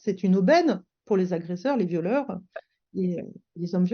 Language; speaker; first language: French; native; French